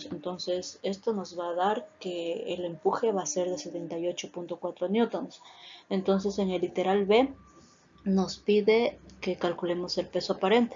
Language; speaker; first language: Spanish; native; Spanish